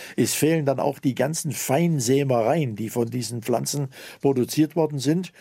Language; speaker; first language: German; native; German